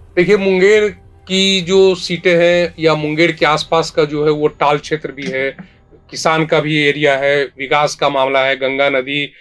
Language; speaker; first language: Hindi; native; Hindi